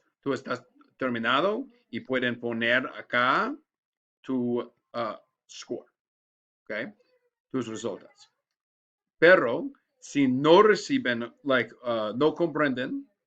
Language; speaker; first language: Spanish; non-native, learner; English